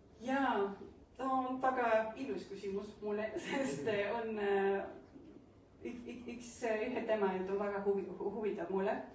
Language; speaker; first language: Estonian; non-native, learner; Spanish